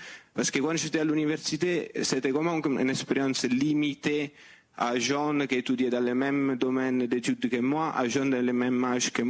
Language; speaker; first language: French; non-native, fluent; Italian